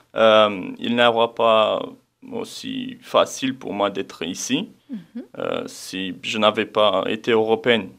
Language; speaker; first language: French; non-native, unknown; Romanian